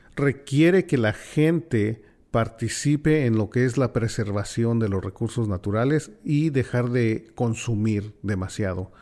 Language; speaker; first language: Spanish; native; Spanish